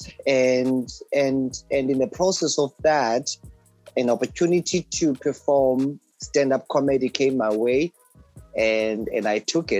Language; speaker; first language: English; non-native, local second language; Xhosa